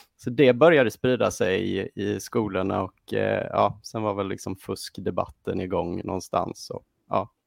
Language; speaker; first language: Swedish; native; Swedish